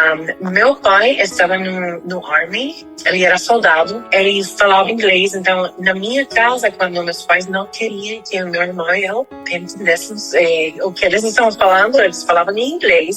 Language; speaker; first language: Portuguese; non-native, fluent; Spanish